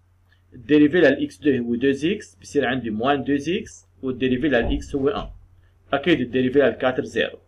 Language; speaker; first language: French; non-native, local second language; Arabic